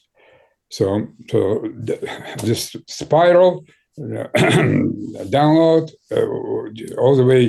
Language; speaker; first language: English; non-native, fluent; Ukrainian